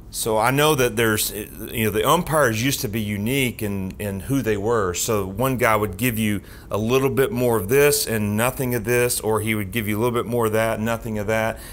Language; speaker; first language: English; native; English